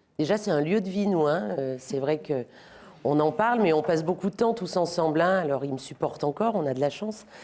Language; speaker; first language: French; native; French